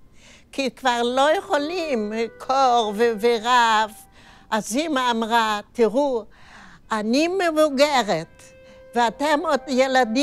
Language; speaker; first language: Hebrew; non-native, fluent; Yiddish